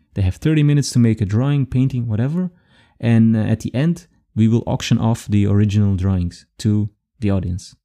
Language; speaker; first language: English; non-native, fluent; Dutch